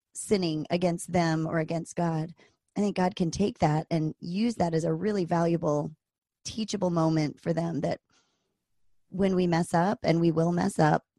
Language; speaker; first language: English; native; English